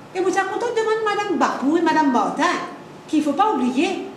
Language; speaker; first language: French; non-native, local second language; Morisyen